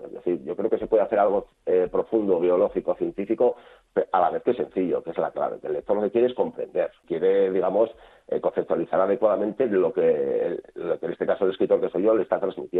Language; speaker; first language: Spanish; native; Spanish